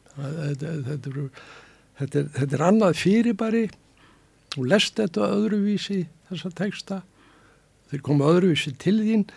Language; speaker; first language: Icelandic; native; Icelandic